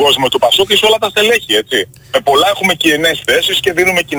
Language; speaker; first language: Greek; native; Greek